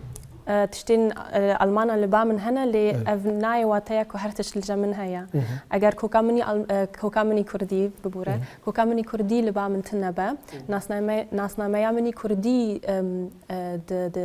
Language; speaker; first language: Kurdish; early bilingual, heritage; Kurdish